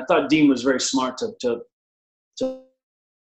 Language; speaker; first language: English; native; English